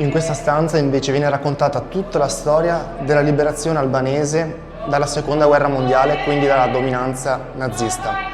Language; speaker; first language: Italian; native; Italian